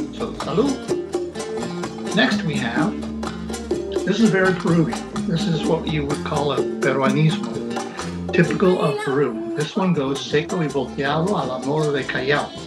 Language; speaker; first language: English; native; English